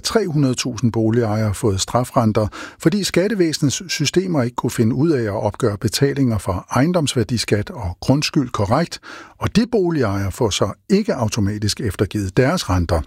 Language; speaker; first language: Danish; native; Danish